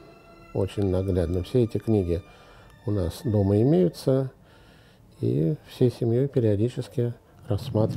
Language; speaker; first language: Russian; native; Russian